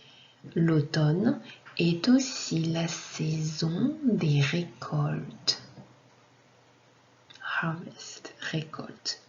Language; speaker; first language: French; non-native, fluent; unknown